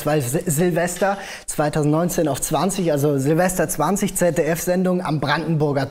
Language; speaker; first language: German; native; German